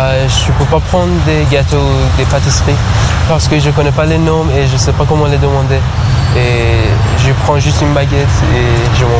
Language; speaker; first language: French; non-native, learner; Persian